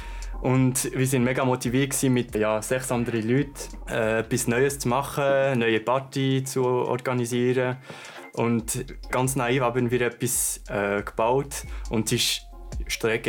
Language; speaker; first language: German; non-native, local second language; French